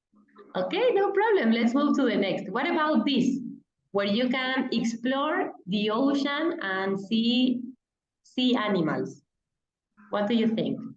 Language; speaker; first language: English; non-native, fluent; Spanish